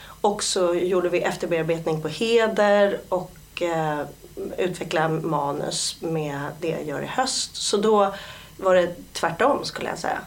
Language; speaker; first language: Swedish; early bilingual, other home language; Polish